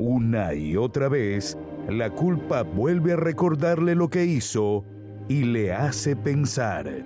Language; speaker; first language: Spanish; native; Spanish